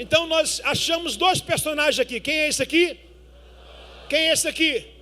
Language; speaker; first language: Portuguese; native; Portuguese